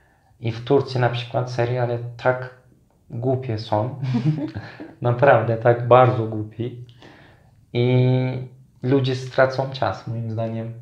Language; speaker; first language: Polish; non-native, fluent; Turkish